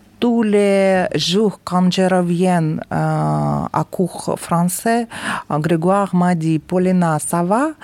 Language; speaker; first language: French; non-native, learner; Ukrainian